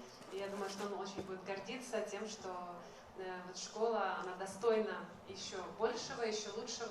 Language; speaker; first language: Russian; native; Russian